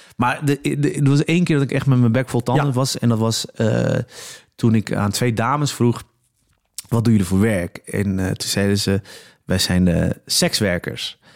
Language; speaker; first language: Dutch; early bilingual, other home language; Polish